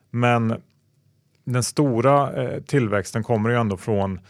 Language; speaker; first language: Swedish; native; Swedish